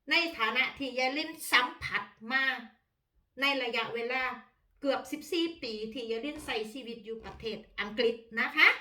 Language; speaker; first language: Thai; non-native, local second language; Northeastern Thai